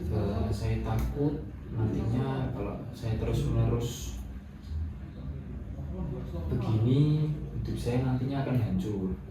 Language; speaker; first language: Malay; non-native, fluent; Indonesian